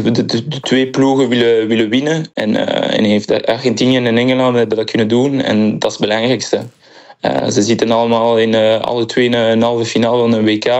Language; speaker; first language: Dutch; early bilingual, heritage; Spanish